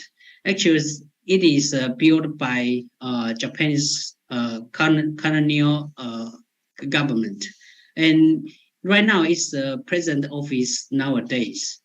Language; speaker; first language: English; non-native, fluent; Chinese